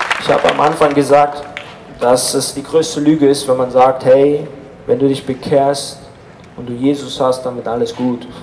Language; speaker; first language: German; native; German